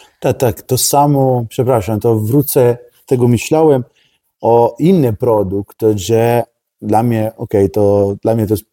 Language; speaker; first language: Polish; non-native, learner; Italian